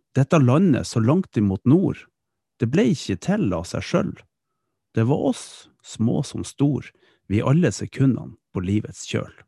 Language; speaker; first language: Norwegian; early bilingual, other home language; Dutch